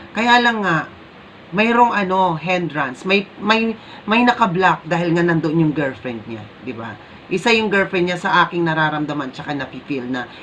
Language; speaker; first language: Filipino; native; Filipino